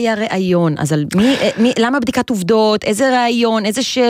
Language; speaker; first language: Hebrew; native; Hebrew